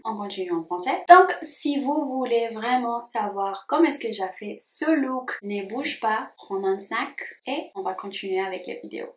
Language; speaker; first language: French; non-native, fluent; Spanish